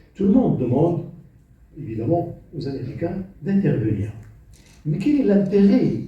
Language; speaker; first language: French; non-native, local second language; Arabic